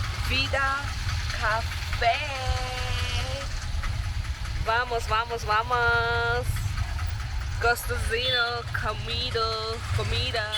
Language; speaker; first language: Portuguese; non-native, learner; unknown